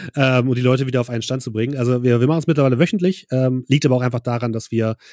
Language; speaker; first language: German; native; German